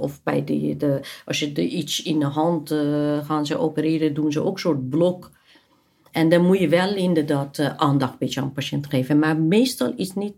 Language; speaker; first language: Dutch; non-native, fluent; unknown